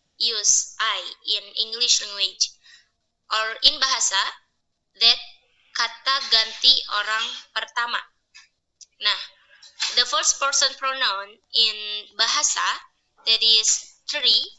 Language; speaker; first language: English; non-native, learner; Indonesian